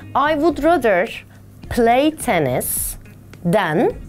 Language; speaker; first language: English; non-native, fluent; Turkish